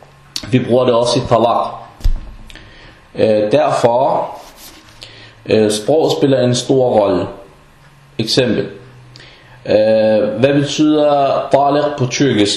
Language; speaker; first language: Danish; non-native, fluent; Arabic